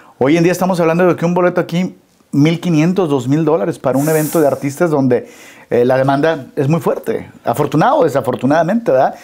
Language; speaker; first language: Spanish; native; Spanish